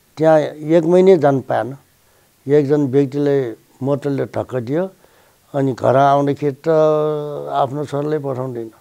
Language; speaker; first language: Nepali; non-native, local second language; Newari